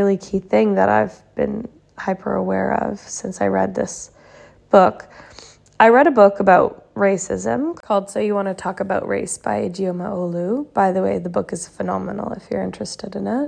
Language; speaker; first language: English; native; English